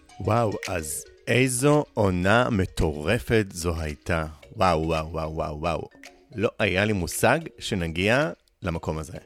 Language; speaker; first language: Hebrew; native; Hebrew